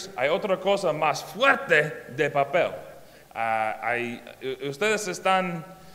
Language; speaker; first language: Spanish; non-native, learner; English